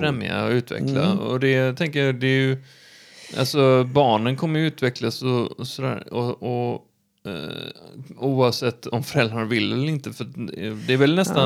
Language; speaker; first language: Swedish; native; Swedish